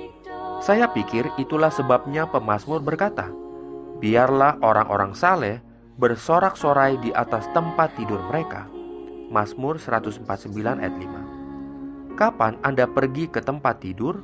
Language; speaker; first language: Indonesian; native; Indonesian